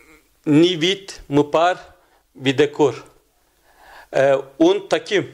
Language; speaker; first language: Albanian; non-native, learner; Turkish